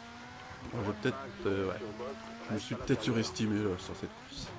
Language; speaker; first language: French; native; French